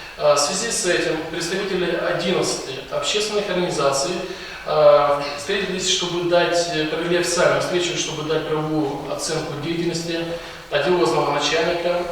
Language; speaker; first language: Russian; non-native, local second language; Ukrainian